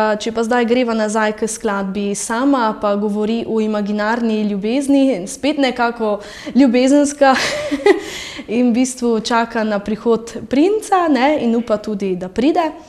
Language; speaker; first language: Slovenian; early bilingual, other home language; French